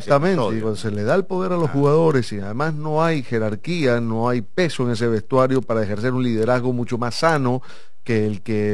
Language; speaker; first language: Spanish; native; Spanish